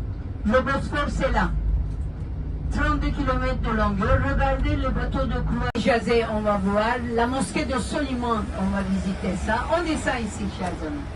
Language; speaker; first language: French; non-native, fluent; Turkish